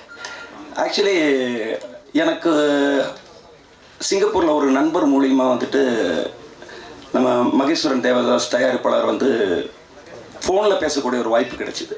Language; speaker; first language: Tamil; native; Tamil